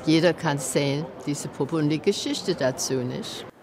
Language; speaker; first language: German; early bilingual, heritage; German